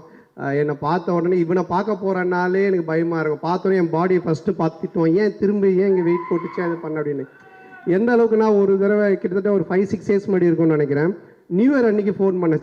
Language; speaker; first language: Tamil; native; Tamil